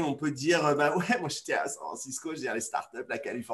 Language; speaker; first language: French; native; French